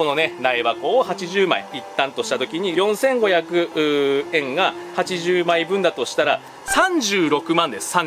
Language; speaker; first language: Japanese; native; Japanese